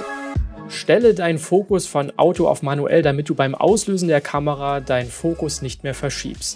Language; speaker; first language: German; native; German